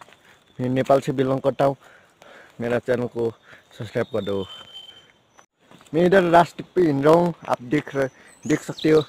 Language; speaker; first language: Hindi; non-native, learner; Nepali